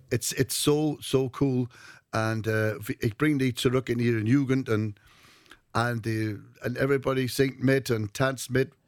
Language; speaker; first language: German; non-native, learner; English